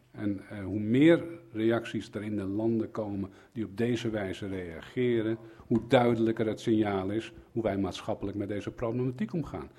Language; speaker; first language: Dutch; native; Dutch